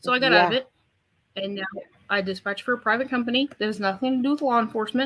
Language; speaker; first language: English; native; English